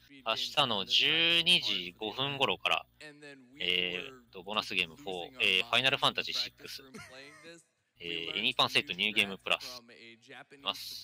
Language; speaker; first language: Japanese; native; Japanese